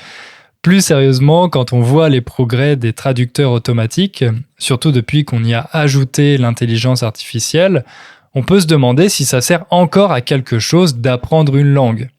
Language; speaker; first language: French; native; French